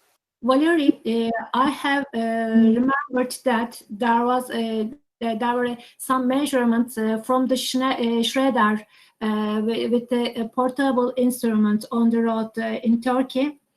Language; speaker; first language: English; non-native, learner; Turkish